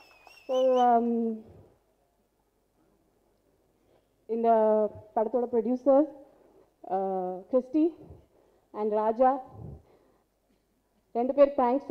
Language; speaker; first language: Tamil; non-native, local second language; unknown